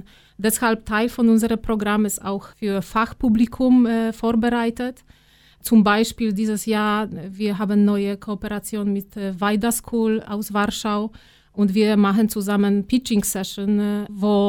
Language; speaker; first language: German; non-native, fluent; Polish